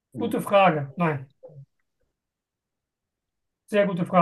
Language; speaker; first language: German; non-native, fluent; Turkish